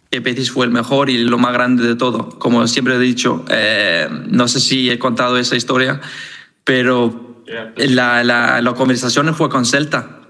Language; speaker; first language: Spanish; non-native, fluent; Danish